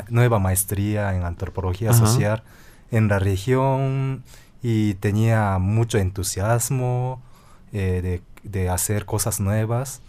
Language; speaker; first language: Spanish; non-native, fluent; Japanese